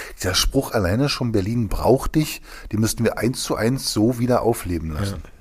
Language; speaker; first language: German; native; German